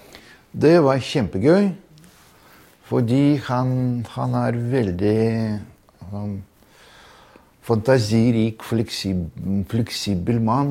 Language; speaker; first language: Norwegian; non-native, fluent; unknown